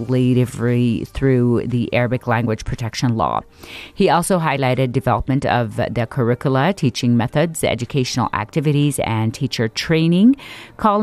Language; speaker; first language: English; non-native, fluent; Arabic